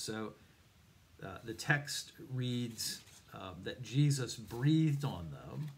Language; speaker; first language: English; native; English